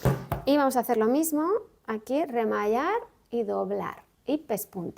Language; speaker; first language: Spanish; native; Spanish